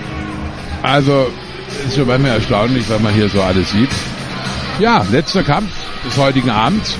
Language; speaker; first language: German; native; German